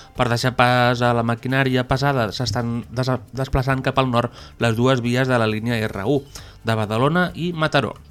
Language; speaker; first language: Catalan; native; Catalan